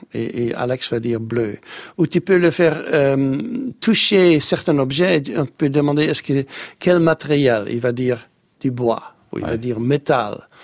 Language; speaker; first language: French; non-native, fluent; Dutch